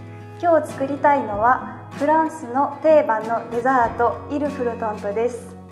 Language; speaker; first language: Japanese; non-native, fluent; French